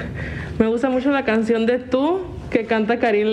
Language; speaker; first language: Spanish; native; Spanish